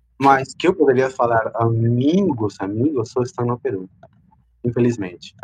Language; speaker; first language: Portuguese; non-native, fluent; Spanish